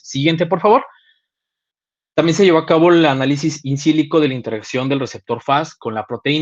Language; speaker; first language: Spanish; native; Spanish